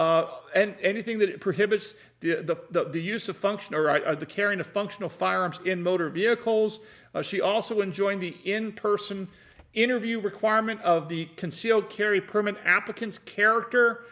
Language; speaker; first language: English; native; English